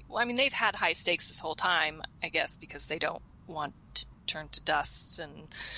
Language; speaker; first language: English; native; English